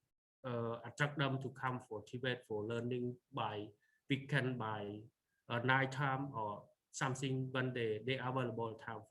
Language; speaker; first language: English; non-native, learner; Khmer